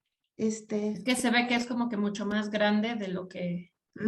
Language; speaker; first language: Spanish; native; Spanish